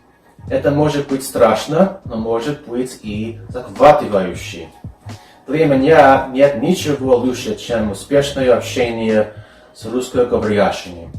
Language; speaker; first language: Russian; non-native, fluent; English